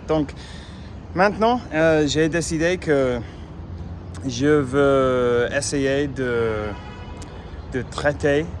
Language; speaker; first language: French; non-native, fluent; English